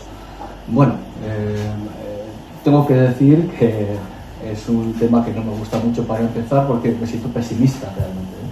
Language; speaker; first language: Spanish; native; Spanish